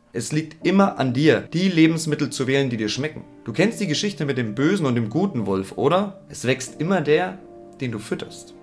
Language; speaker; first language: German; native; German